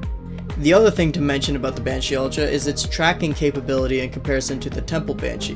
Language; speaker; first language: English; native; English